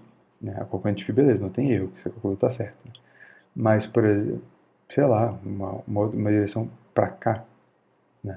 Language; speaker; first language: Portuguese; native; Portuguese